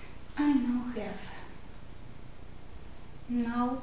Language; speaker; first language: English; non-native, learner; Russian